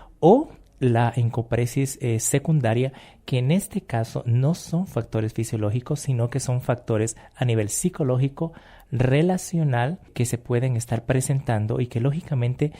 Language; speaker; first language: Spanish; native; Spanish